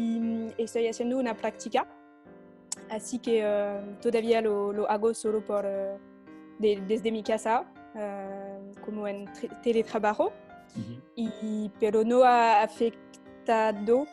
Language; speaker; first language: Spanish; non-native, fluent; French